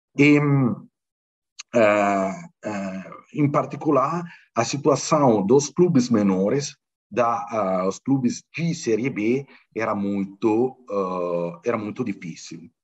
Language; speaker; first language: Portuguese; non-native, fluent; Italian